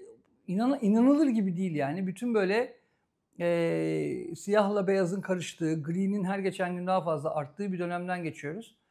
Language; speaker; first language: Turkish; native; Turkish